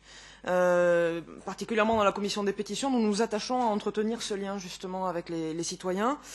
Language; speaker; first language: French; native; French